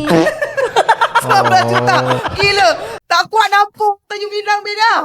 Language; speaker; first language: Malay; native; Malay